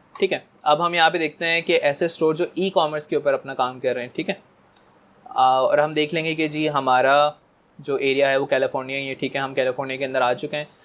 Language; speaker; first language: Urdu; native; Urdu